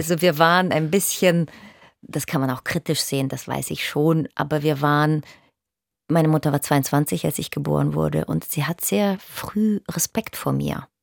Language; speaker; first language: German; early bilingual, other home language; Russian